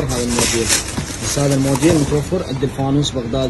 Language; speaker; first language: Arabic; native; Arabic